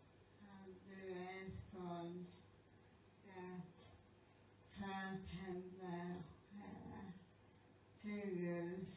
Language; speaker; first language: Swedish; non-native, fluent; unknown